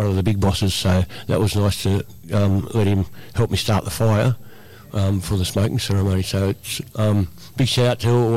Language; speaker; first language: English; native; English